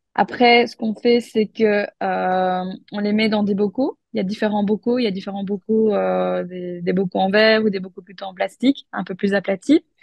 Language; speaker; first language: French; native; French